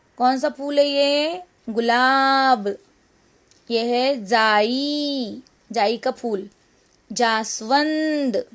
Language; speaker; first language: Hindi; non-native, local second language; Urdu